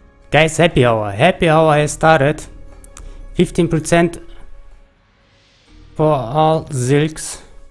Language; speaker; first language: English; non-native, learner; German